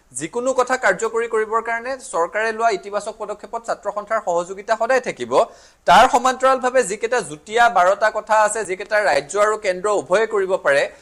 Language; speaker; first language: Assamese; native; Assamese